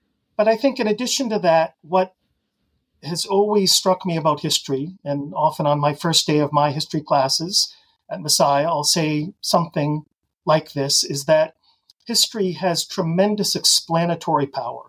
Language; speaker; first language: English; native; English